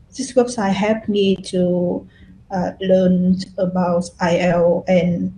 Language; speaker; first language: English; non-native, learner; Vietnamese